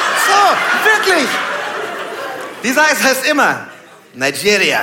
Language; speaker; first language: German; native; German